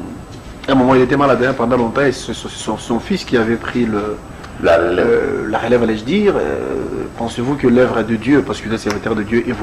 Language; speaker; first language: French; non-native, local second language; Lingala